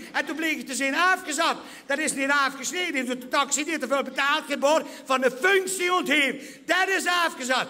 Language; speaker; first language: Dutch; non-native, local second language; Limburgish